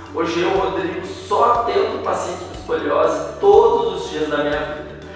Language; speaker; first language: Portuguese; native; Portuguese